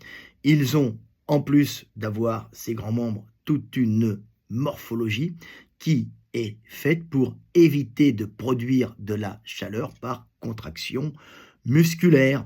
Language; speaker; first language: French; native; French